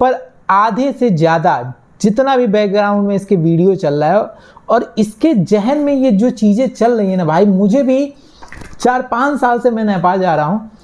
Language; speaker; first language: Hindi; native; Hindi